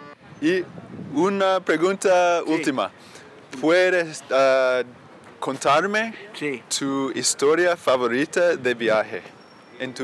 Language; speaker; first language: Spanish; non-native, learner; English